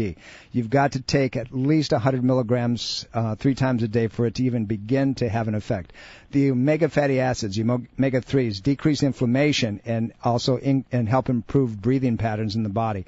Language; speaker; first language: English; native; English